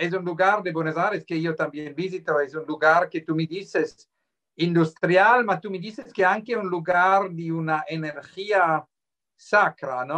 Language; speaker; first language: Spanish; non-native, fluent; Swiss German